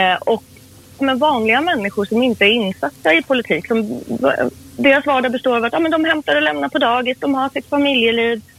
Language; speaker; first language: Swedish; early bilingual, other home language; Persian